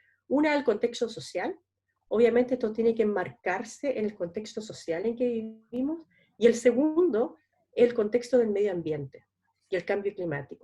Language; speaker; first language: Spanish; native; Spanish